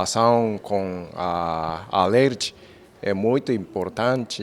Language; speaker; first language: Portuguese; non-native, fluent; Japanese